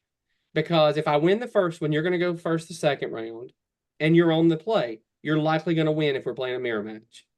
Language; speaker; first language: English; native; English